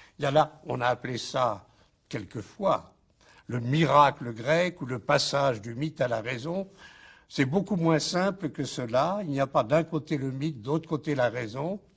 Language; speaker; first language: French; native; French